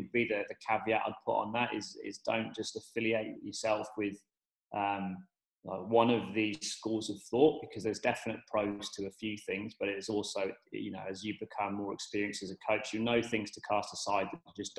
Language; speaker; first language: English; native; English